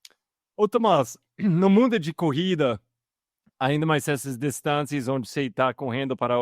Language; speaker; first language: Portuguese; non-native, fluent; English